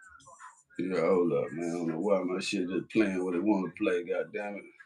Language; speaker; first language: English; native; English